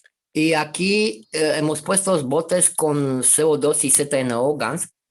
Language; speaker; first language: Spanish; non-native, fluent; Romanian